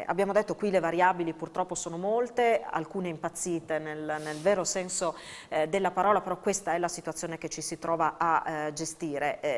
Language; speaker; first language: Italian; native; Italian